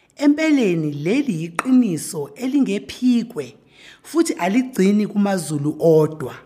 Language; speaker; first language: English; non-native, local second language; Zulu